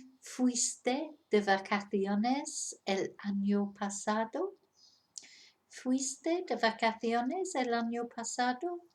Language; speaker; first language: Spanish; non-native, fluent; English